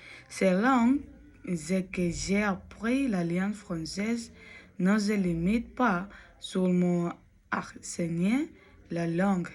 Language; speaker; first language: French; non-native, learner; Spanish